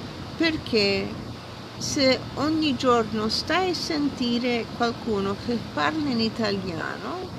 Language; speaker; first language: Italian; early bilingual, heritage; Italian